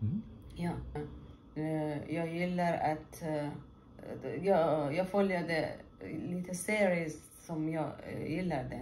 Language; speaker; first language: Swedish; non-native, learner; Persian